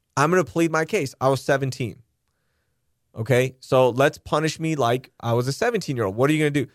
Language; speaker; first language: English; early bilingual, other home language; Urdu